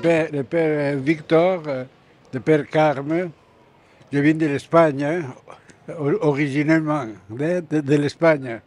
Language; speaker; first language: French; non-native, fluent; Spanish